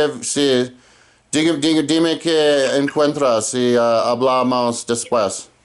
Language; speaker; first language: Spanish; non-native, learner; English